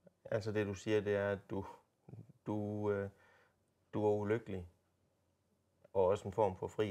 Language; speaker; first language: Danish; native; Danish